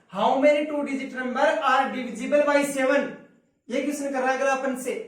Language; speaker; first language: Hindi; native; Hindi